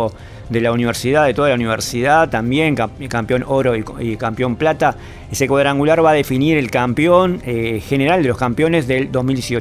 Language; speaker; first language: Spanish; native; Spanish